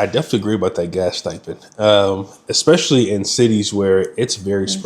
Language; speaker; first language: English; native; English